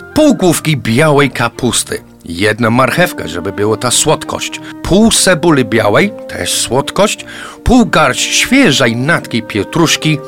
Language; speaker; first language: Polish; non-native, fluent; English